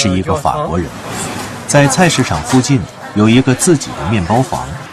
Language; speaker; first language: Chinese; native; Chinese